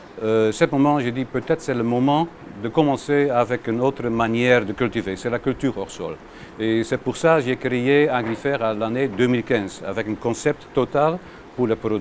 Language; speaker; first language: French; non-native, learner; Dutch